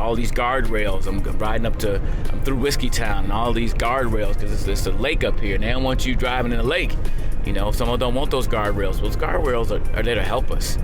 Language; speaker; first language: English; native; English